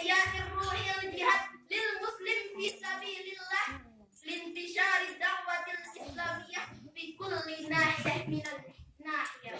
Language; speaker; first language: Arabic; non-native, learner; Indonesian